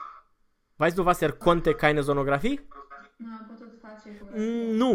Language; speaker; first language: German; non-native, fluent; Romanian